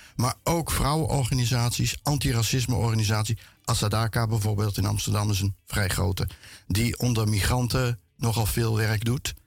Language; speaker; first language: Dutch; native; Dutch